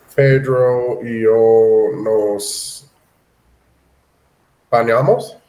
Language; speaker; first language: Spanish; non-native, learner; English